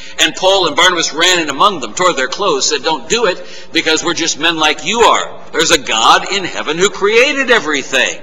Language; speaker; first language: English; native; English